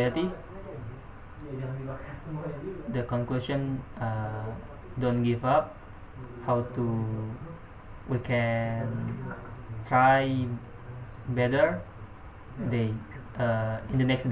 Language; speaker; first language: English; non-native, learner; Indonesian